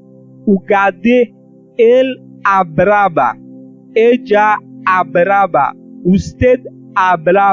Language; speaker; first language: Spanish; non-native, learner; Haitian Creole